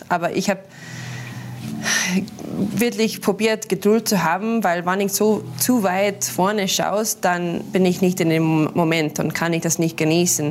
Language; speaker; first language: German; non-native, learner; English